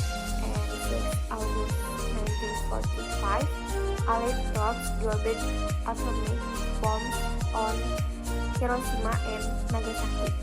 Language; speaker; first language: English; non-native, learner; Indonesian